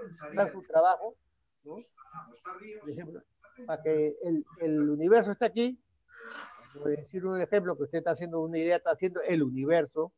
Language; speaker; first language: Spanish; native; Spanish